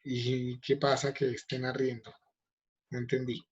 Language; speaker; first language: Spanish; native; Spanish